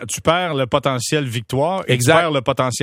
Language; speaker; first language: French; native; French